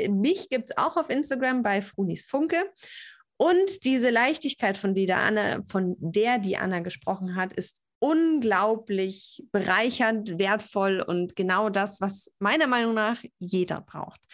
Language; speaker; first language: German; native; German